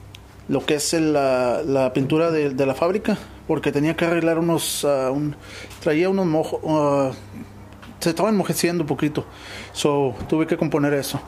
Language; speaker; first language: Spanish; early bilingual, heritage; Spanish